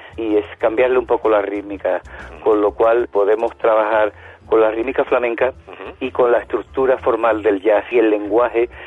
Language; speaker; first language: Spanish; native; Spanish